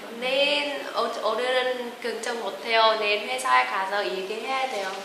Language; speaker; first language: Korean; non-native, learner; Vietnamese